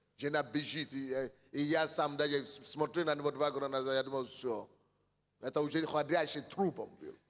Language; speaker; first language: Russian; non-native, fluent; Yoruba